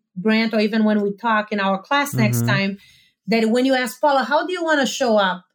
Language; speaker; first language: English; non-native, fluent; Portuguese